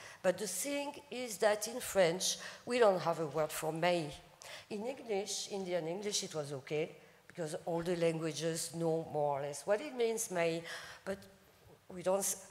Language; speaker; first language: English; non-native, fluent; French